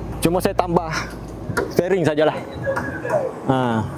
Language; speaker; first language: Malay; native; Malay